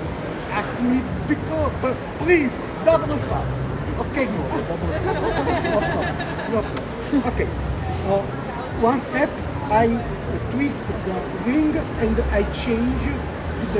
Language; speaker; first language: English; non-native, learner; Italian